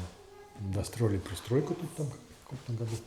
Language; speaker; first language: Russian; native; Russian